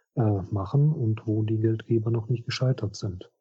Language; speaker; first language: German; non-native, fluent; Russian